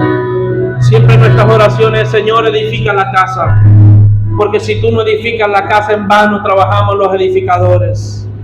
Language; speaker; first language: Spanish; native; Spanish